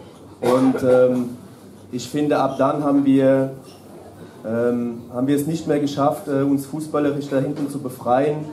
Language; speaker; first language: German; native; German